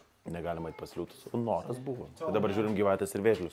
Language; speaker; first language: Lithuanian; native; Lithuanian